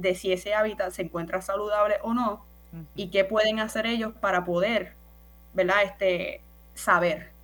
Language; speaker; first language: Spanish; native; Spanish